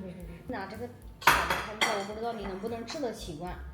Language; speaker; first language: Chinese; non-native, fluent; Hindi